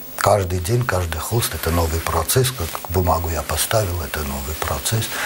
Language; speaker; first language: Russian; non-native, local second language; Armenian